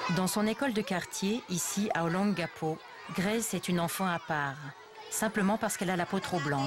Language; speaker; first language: French; native; French